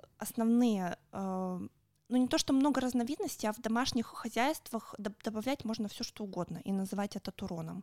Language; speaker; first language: Russian; native; Russian